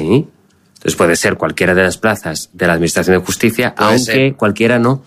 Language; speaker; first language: Spanish; native; Spanish